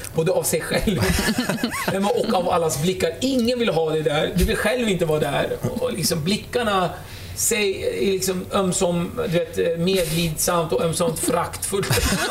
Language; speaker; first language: Swedish; early bilingual, other home language; Kurdish